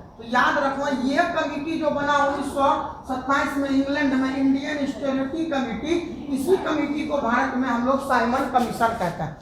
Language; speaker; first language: Hindi; native; Hindi